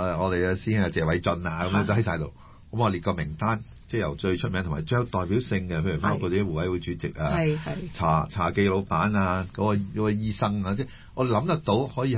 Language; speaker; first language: Cantonese; native; Cantonese